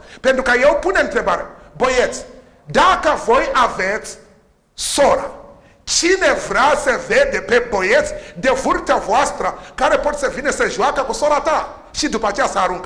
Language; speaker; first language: Romanian; non-native, learner; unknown